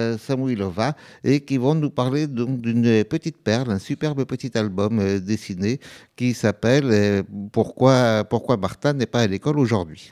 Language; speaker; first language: French; native; French